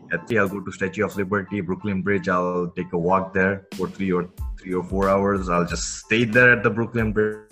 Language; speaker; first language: English; non-native, local second language; Gujarati